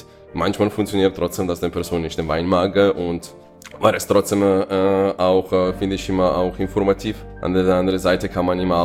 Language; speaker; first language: German; non-native, fluent; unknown